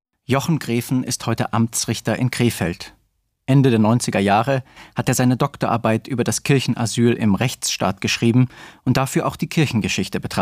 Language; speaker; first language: German; native; German